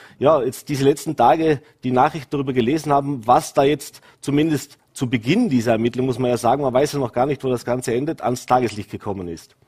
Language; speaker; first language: German; native; German